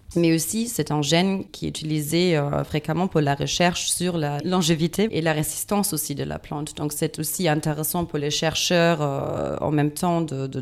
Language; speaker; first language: French; non-native, fluent; German